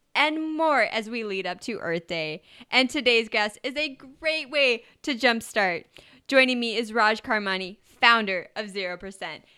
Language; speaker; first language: English; native; English